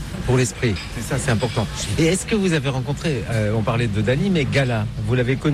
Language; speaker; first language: French; native; French